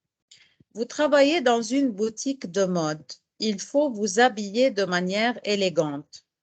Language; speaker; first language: French; non-native, fluent; Arabic